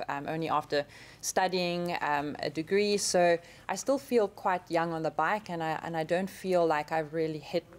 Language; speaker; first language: English; native; English